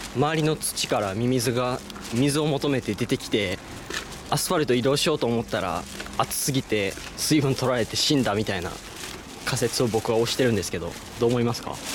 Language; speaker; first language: Japanese; native; Japanese